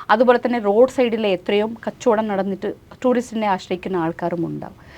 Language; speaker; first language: Malayalam; non-native, local second language; Kannada